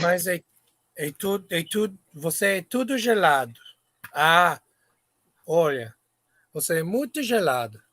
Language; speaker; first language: Portuguese; non-native, learner; English